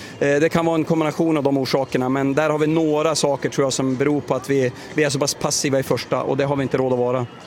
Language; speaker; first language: Swedish; native; Swedish